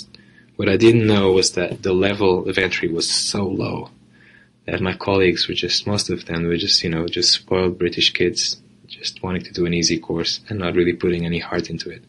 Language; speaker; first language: English; non-native, fluent; Portuguese